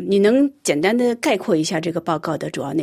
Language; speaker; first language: Chinese; native; Chinese